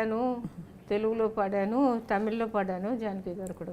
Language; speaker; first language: Telugu; non-native, fluent; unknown